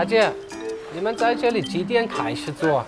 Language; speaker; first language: Chinese; non-native, fluent; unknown